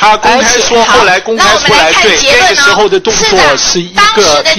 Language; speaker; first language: Chinese; native; Chinese